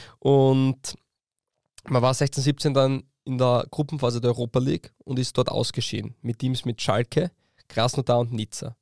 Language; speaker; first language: German; native; German